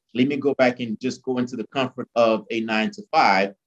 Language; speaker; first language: English; early bilingual, other home language; Haitian Creole